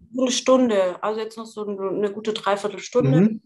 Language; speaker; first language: German; native; German